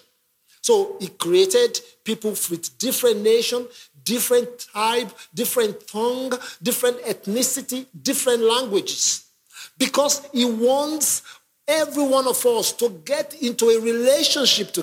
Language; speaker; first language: English; non-native, local second language; Yoruba